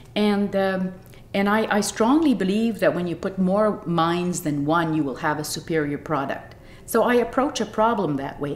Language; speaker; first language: English; native; English